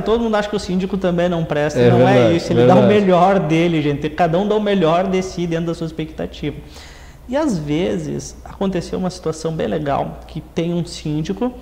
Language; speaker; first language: Portuguese; native; Portuguese